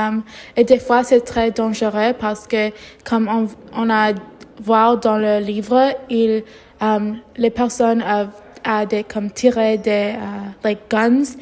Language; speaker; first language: French; non-native, learner; English